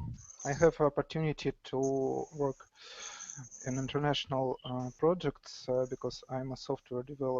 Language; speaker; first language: English; non-native, learner; Russian